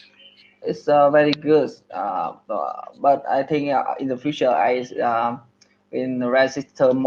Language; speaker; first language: English; non-native, learner; Vietnamese